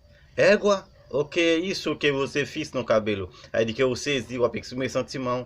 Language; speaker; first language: Portuguese; non-native, learner; Haitian Creole